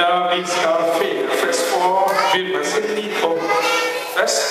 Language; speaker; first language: Swedish; non-native, learner; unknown